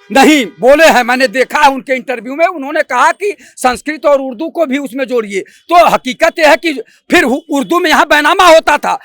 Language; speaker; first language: Hindi; native; Hindi